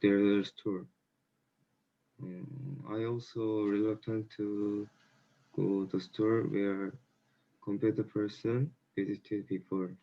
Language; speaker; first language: English; non-native, learner; Korean